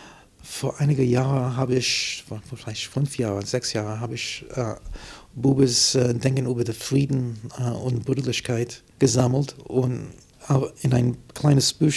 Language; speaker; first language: German; non-native, fluent; English